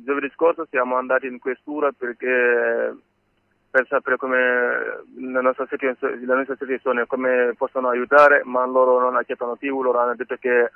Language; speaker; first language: Italian; non-native, learner; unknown